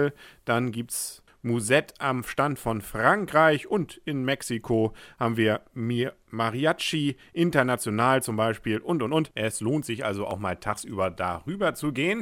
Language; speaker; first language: German; native; German